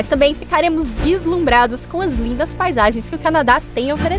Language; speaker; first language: Portuguese; native; Portuguese